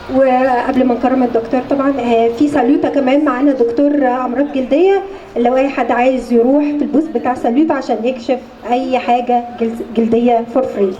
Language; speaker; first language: Egyptian Arabic; native; Egyptian Arabic